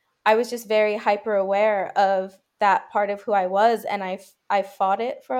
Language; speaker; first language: English; native; English